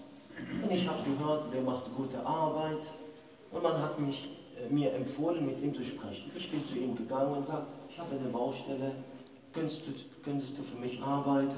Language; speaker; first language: German; non-native, fluent; Arabic